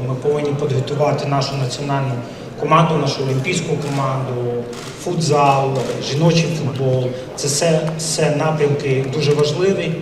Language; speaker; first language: Ukrainian; non-native, local second language; Russian